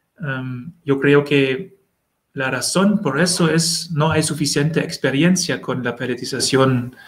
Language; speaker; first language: Spanish; non-native, learner; German